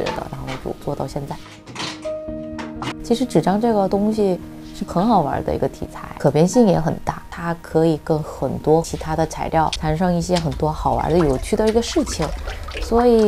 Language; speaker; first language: Chinese; non-native, fluent; Korean